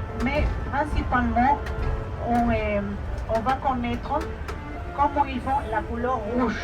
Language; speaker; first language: French; non-native, fluent; Spanish